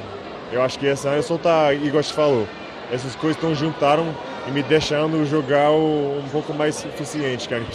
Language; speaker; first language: Portuguese; non-native, fluent; English